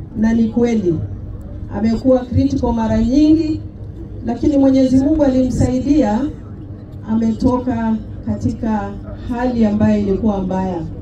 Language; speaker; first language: Swahili; non-native, local second language; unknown